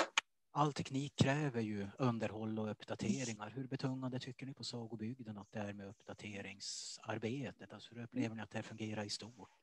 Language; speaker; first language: Swedish; native; Swedish